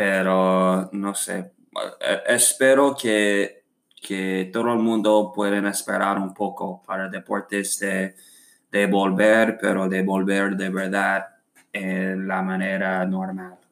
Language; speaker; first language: Spanish; non-native, learner; English